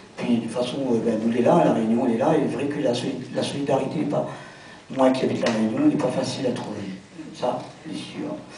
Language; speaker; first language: French; non-native, local second language; Réunion Creole French